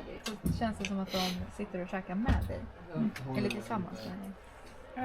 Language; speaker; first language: Swedish; native; Swedish